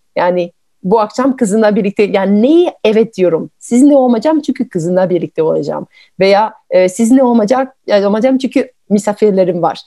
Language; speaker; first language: Turkish; non-native, fluent; French